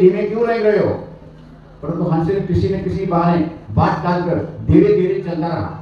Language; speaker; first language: Hindi; non-native, local second language; Marathi